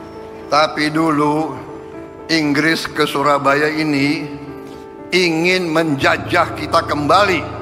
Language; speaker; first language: Indonesian; native; Indonesian